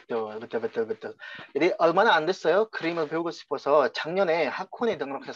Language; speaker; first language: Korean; non-native, fluent; Indonesian